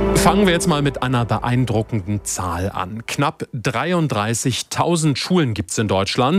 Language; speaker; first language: German; native; German